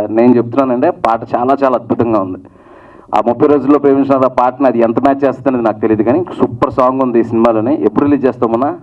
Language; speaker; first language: Telugu; native; Telugu